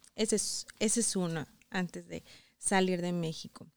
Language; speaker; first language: Spanish; native; Spanish